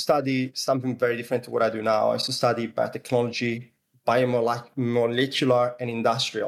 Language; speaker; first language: English; non-native, fluent; Italian